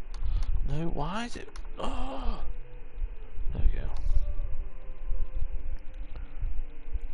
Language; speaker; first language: English; native; English